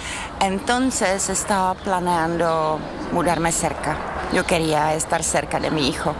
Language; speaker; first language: Spanish; non-native, learner; Czech